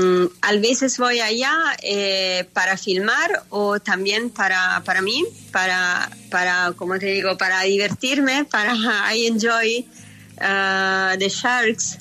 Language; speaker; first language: Spanish; non-native, fluent; Italian